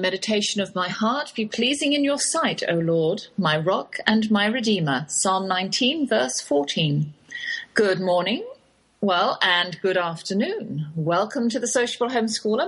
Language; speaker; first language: English; native; English